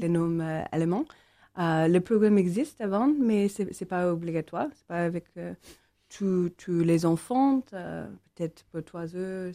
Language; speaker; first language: French; non-native, learner; English